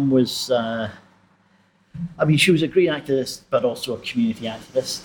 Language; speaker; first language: English; native; English